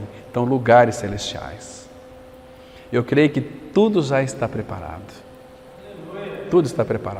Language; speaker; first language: Portuguese; native; Portuguese